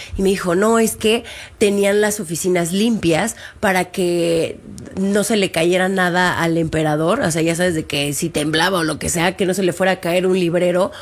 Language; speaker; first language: Spanish; native; Spanish